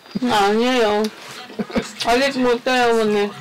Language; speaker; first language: Korean; non-native, learner; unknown